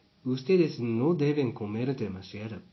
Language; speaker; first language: Spanish; non-native, fluent; Japanese